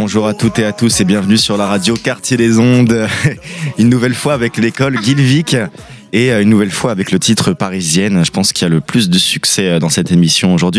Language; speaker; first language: French; native; French